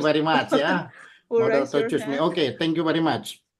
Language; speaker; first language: English; non-native, learner; Indonesian